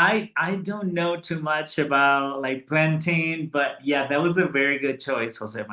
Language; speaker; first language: English; non-native, fluent; Spanish